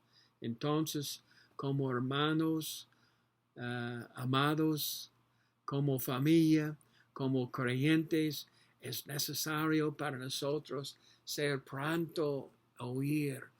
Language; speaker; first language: Spanish; non-native, learner; English